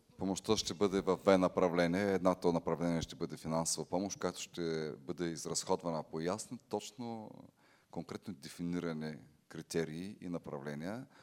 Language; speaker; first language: Bulgarian; native; Bulgarian